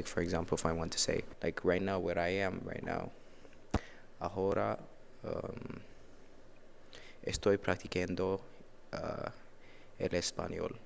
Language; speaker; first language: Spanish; non-native, learner; English